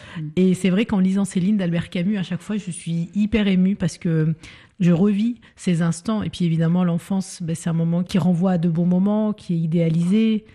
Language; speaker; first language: French; early bilingual, other home language; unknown